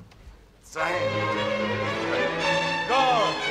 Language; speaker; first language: German; non-native, fluent; English